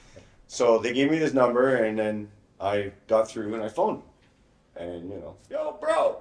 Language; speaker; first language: English; native; English